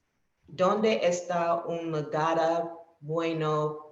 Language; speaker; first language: Spanish; non-native, learner; English